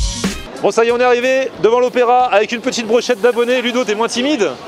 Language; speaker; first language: French; native; French